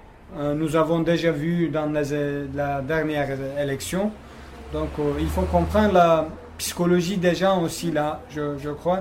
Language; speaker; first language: French; non-native, fluent; Kurdish